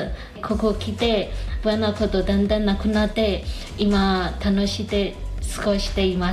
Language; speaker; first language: Japanese; non-native, learner; Burmese